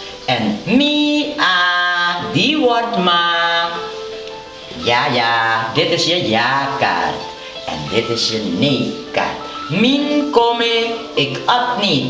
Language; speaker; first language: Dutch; non-native, local second language; Papiamento